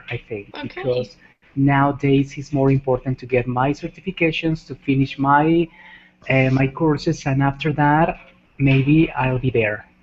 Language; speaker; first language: English; non-native, fluent; Spanish